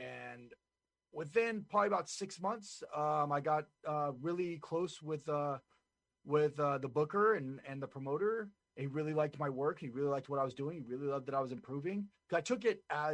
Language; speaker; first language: English; native; English